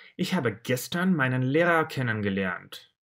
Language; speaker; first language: German; non-native, fluent; Russian